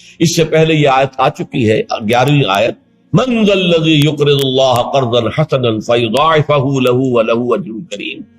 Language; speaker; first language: Urdu; native; Urdu